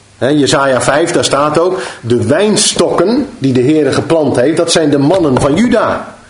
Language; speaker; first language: Dutch; native; Dutch